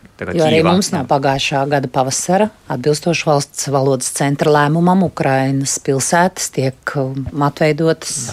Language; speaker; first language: Latvian; native; Latvian